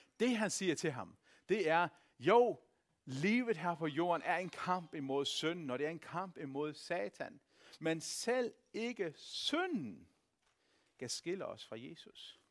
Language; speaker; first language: Danish; native; Danish